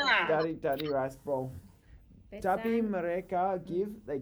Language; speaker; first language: Indonesian; non-native, learner; English